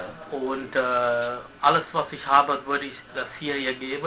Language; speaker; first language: German; non-native, learner; Sinhala